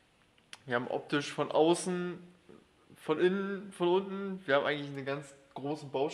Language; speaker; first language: German; native; German